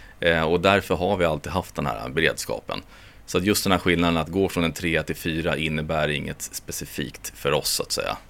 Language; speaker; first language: Swedish; native; Swedish